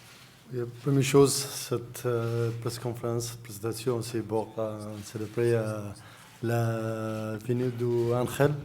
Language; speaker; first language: French; non-native, learner; Arabic